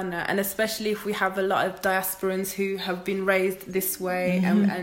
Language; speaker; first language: English; native; English